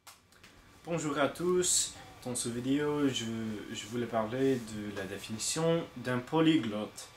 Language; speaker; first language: French; non-native, learner; English